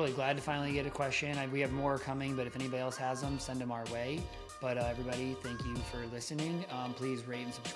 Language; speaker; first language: English; native; English